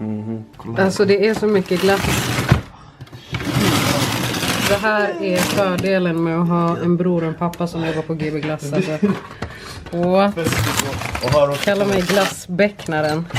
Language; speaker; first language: Swedish; native; Swedish